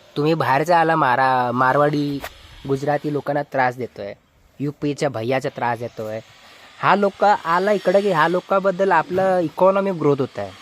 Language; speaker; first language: Marathi; non-native, local second language; Hindi